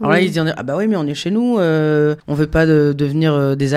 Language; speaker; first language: French; native; French